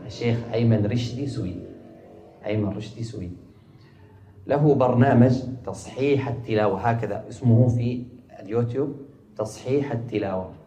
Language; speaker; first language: Arabic; native; Arabic